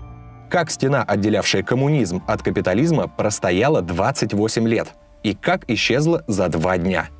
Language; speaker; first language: Russian; native; Russian